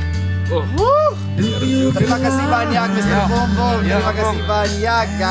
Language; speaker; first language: Indonesian; non-native, learner; English